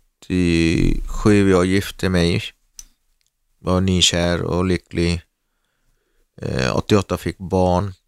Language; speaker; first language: Swedish; non-native, learner; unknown